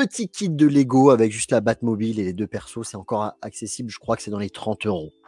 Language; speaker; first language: French; native; French